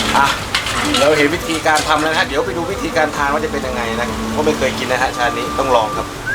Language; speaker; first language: Thai; native; Thai